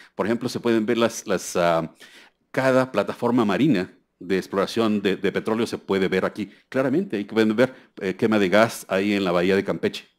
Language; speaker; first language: Spanish; native; Spanish